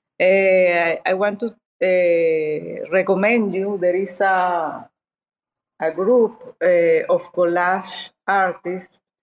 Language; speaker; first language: English; non-native, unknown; Italian